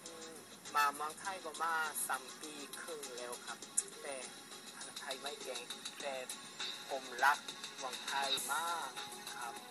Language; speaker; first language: Thai; non-native, learner; Korean